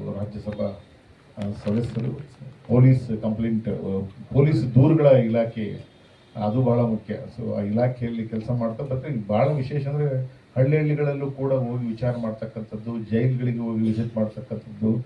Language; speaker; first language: Kannada; native; Kannada